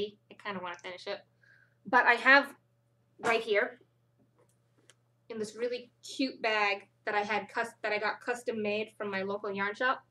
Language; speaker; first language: English; native; English